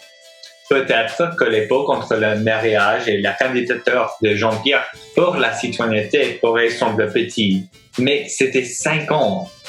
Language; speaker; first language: French; non-native, learner; English